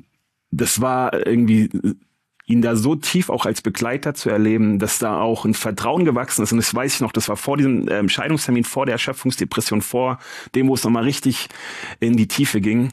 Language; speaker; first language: German; native; German